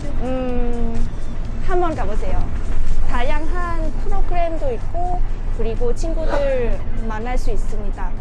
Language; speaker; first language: Korean; non-native, fluent; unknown